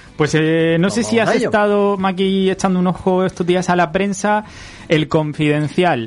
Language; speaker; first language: Spanish; native; Spanish